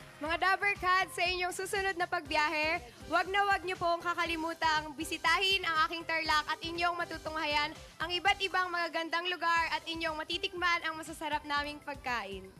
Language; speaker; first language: Filipino; non-native, local second language; Iloko